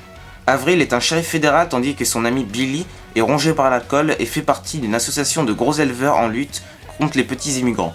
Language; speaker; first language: French; native; French